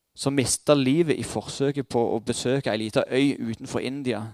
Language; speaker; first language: Norwegian; native; Norwegian